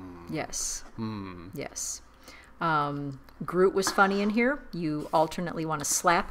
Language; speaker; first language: English; native; English